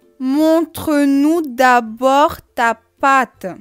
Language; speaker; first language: French; non-native, fluent; Russian